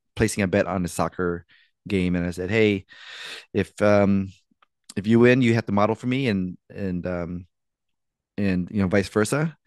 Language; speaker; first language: English; native; English